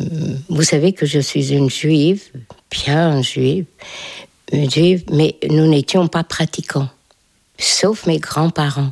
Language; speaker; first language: French; non-native, fluent; Hungarian